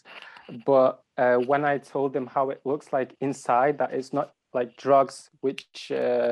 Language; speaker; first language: English; non-native, fluent; Ukrainian